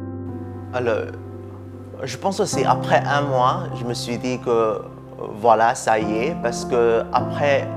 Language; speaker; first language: French; non-native, fluent; Burmese